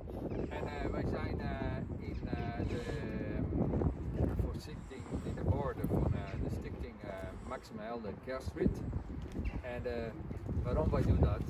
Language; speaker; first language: Dutch; non-native, learner; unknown